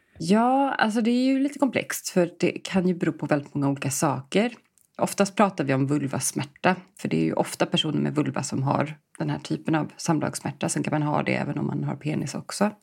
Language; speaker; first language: Swedish; native; Swedish